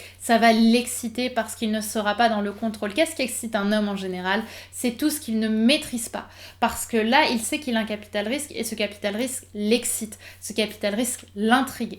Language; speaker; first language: French; native; French